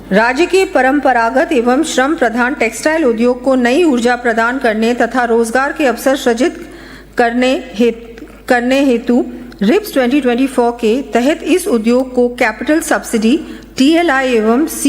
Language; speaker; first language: Hindi; native; Hindi